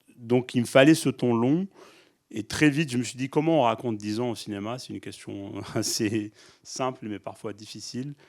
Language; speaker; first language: French; early bilingual, other home language; Arabic